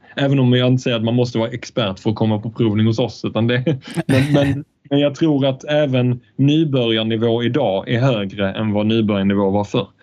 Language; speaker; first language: Swedish; native; Swedish